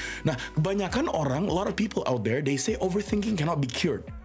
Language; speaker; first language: English; non-native, fluent; Indonesian